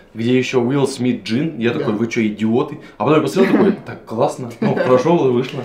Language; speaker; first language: Russian; native; Russian